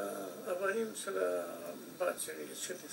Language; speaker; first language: Hebrew; non-native, fluent; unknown